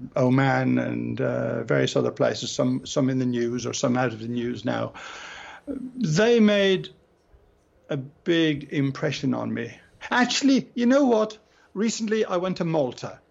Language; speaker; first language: English; native; English